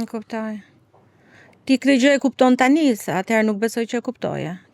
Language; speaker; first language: Albanian; native; Albanian